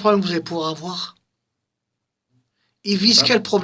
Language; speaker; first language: French; non-native, local second language; Arabic